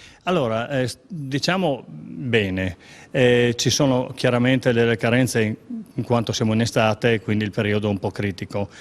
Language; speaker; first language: Italian; native; Italian